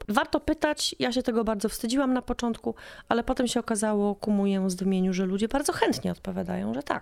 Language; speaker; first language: Polish; native; Polish